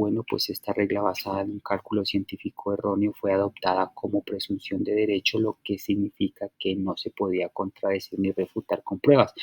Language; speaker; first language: Spanish; native; Spanish